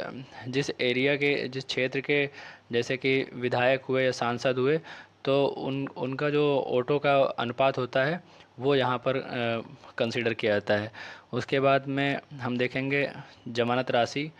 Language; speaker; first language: Hindi; native; Hindi